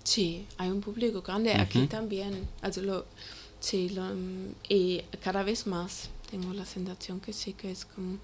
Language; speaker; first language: Spanish; non-native, fluent; German